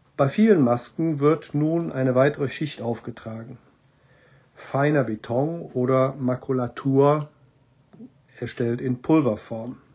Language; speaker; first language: German; native; German